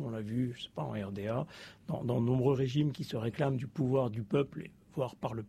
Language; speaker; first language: French; native; French